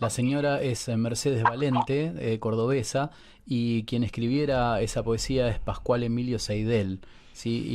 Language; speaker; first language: Spanish; native; Spanish